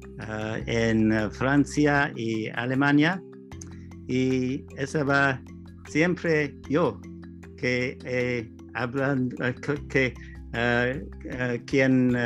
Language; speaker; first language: Spanish; non-native, learner; English